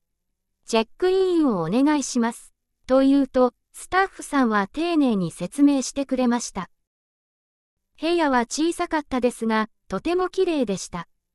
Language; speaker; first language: Japanese; non-native, fluent; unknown